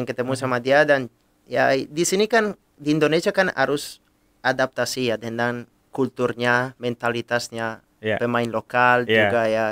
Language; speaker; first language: Indonesian; non-native, fluent; Italian